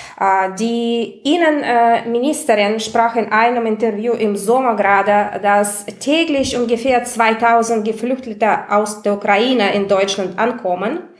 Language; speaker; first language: German; non-native, fluent; Russian